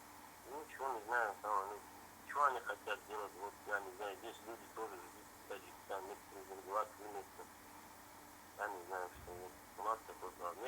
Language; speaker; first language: Russian; non-native, learner; Tajik